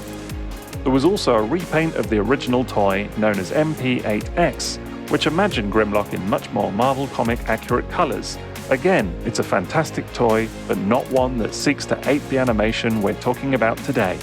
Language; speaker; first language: English; native; English